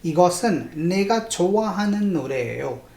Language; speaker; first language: Korean; non-native, fluent; Hindi